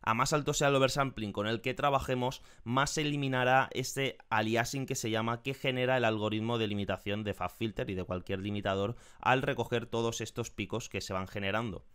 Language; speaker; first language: Spanish; native; Spanish